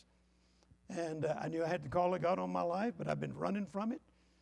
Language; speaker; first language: English; native; English